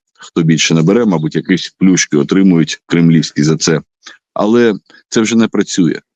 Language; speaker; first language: Ukrainian; non-native, local second language; Russian